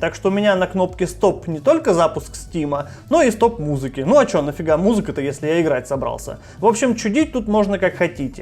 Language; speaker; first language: Russian; native; Russian